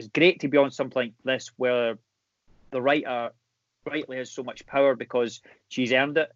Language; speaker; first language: English; native; English